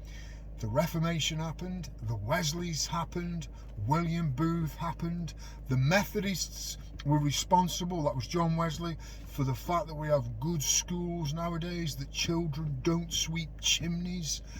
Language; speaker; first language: English; native; English